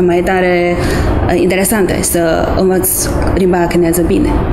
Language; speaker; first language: Romanian; non-native, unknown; Chinese